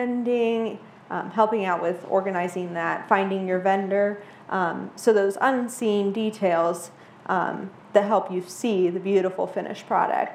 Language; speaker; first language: English; native; English